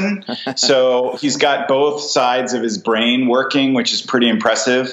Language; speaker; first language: English; native; English